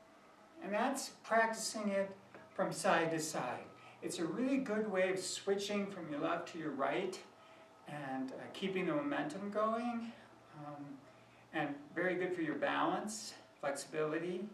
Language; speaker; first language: English; native; English